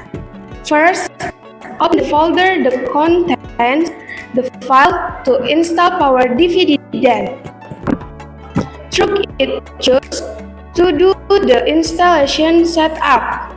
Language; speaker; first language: English; non-native, learner; Indonesian